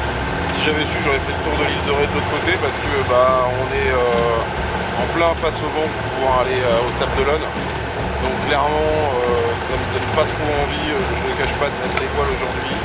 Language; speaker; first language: French; native; French